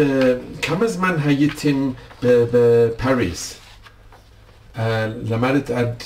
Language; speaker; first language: Hebrew; non-native, learner; English